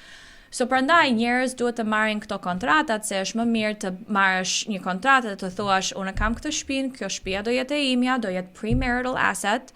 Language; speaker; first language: Albanian; early bilingual, heritage; Albanian